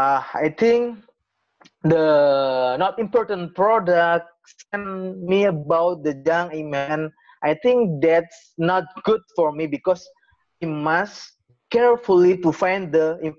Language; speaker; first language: English; non-native, learner; Indonesian